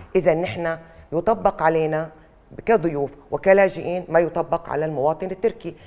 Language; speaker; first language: Arabic; native; Arabic